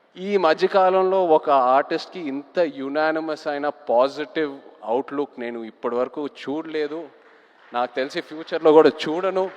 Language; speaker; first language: Telugu; native; Telugu